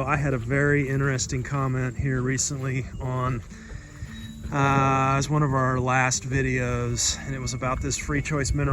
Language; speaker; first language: English; native; English